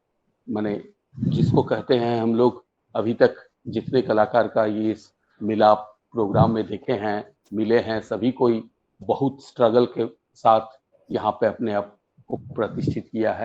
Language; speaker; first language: Hindi; native; Hindi